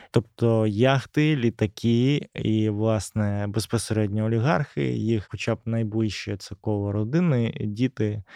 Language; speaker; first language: Ukrainian; native; Ukrainian